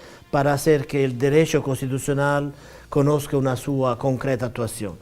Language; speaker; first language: Spanish; non-native, fluent; Italian